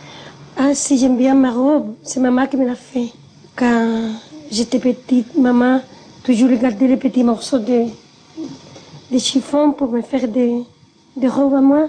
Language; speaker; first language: French; non-native, learner; Spanish